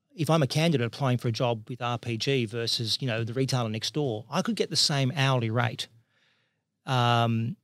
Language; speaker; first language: English; native; English